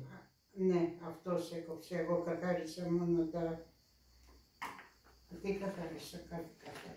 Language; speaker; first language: Greek; non-native, fluent; Russian